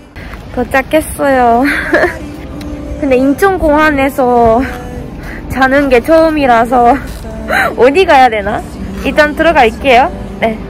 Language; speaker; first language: Korean; non-native, fluent; Japanese